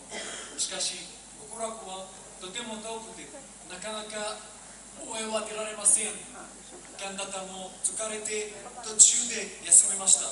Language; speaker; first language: Japanese; non-native, learner; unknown